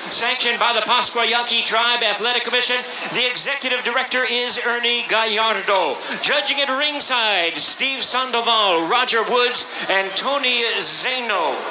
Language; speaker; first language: English; native; English